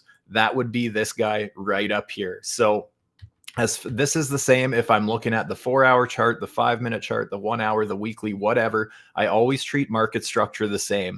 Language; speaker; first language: English; native; English